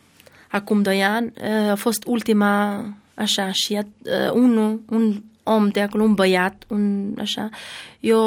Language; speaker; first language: Romanian; non-native, learner; Albanian